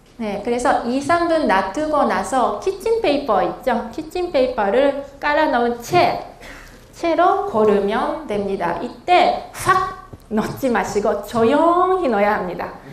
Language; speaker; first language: Korean; non-native, fluent; Japanese